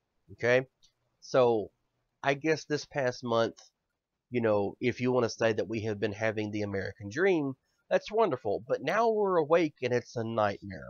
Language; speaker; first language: English; native; English